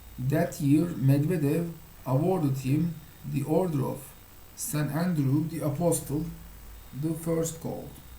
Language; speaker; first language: English; non-native, fluent; Turkish